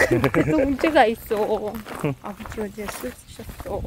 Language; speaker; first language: Korean; non-native, fluent; Russian